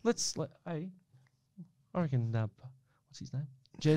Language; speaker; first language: English; native; English